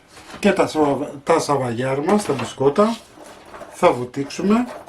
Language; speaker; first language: Greek; native; Greek